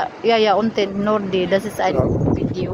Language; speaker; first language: German; non-native, learner; Filipino